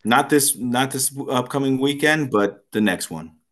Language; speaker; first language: English; native; English